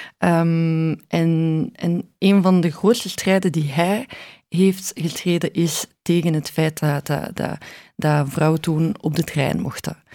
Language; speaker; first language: Dutch; early bilingual, other home language; Arabic